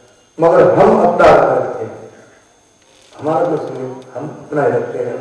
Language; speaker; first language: Hindi; native; Hindi